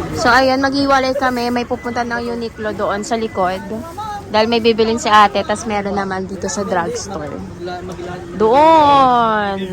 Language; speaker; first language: Filipino; native; Filipino